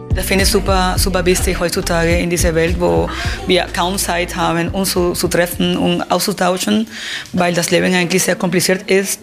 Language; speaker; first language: German; non-native, fluent; Spanish